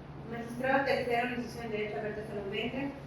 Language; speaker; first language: Spanish; native; Spanish